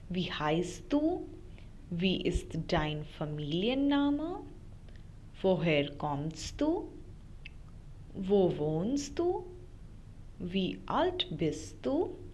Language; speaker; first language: German; non-native, fluent; Hindi